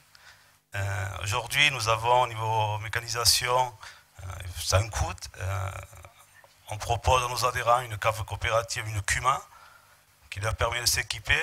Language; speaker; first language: French; native; French